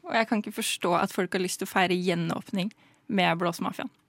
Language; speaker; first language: Norwegian; native; Norwegian